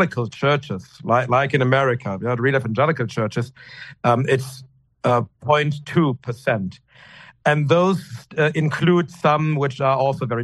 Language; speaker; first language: English; non-native, fluent; German